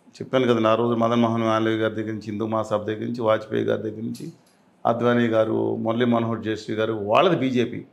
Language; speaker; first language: Telugu; native; Telugu